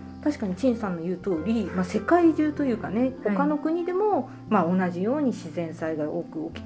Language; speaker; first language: Japanese; native; Japanese